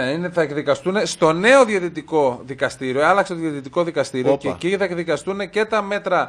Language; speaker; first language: Greek; native; Greek